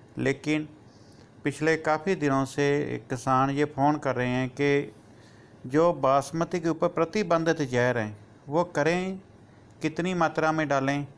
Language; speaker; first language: Hindi; non-native, local second language; Punjabi